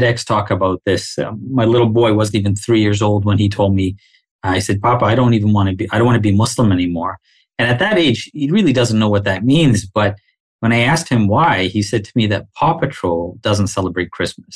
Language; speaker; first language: English; non-native, local second language; Swahili